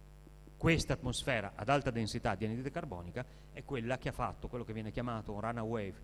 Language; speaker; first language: Italian; native; Italian